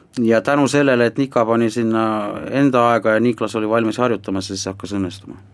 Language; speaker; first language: Estonian; non-native, local second language; Finnish